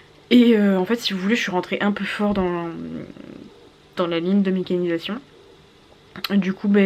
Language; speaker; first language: French; native; French